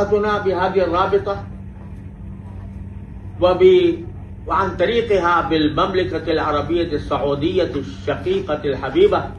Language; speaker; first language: Arabic; non-native, fluent; Urdu